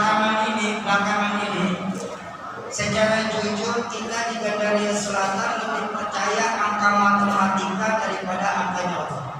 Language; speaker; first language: Indonesian; native; Indonesian